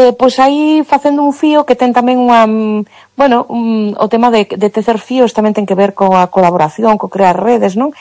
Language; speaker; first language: Galician; native; Galician